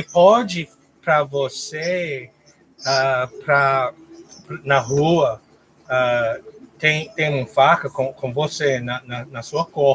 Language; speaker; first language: Portuguese; non-native, learner; English